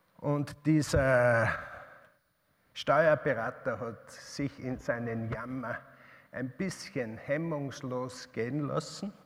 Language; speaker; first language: German; native; German